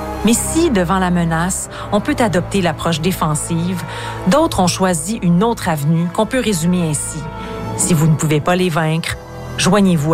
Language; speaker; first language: French; native; French